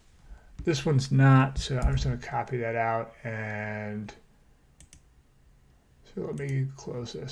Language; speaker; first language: English; native; English